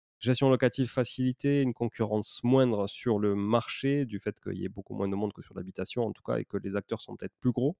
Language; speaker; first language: French; native; French